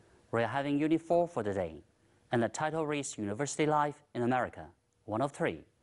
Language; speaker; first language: English; non-native, fluent; Chinese